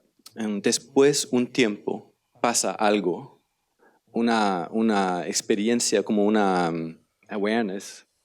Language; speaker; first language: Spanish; non-native, learner; Danish